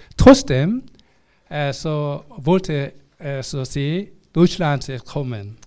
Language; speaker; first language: German; non-native, learner; Korean